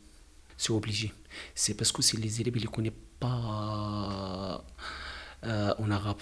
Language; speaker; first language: French; non-native, learner; Arabic